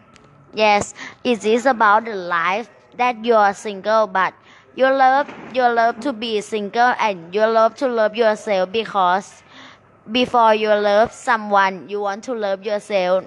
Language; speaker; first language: English; non-native, learner; Thai